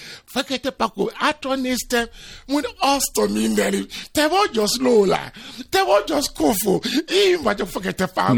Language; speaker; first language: Hungarian; non-native, fluent; Yoruba